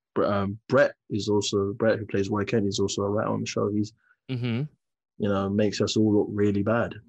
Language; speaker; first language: English; native; English